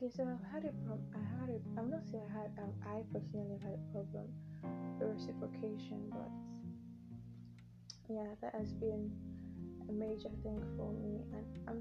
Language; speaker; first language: English; non-native, local second language; Yoruba